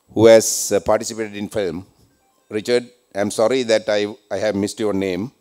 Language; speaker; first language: English; non-native, local second language; Sinhala